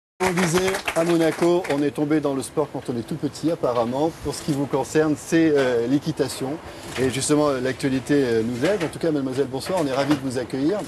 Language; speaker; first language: French; native; French